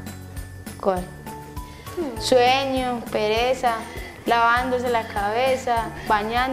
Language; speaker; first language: Spanish; native; Spanish